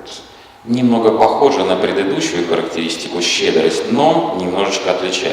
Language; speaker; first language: Russian; native; Russian